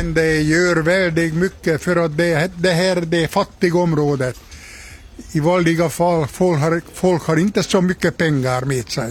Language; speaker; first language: Swedish; non-native, learner; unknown